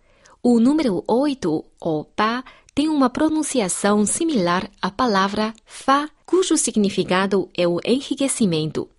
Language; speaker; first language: Portuguese; non-native, fluent; Chinese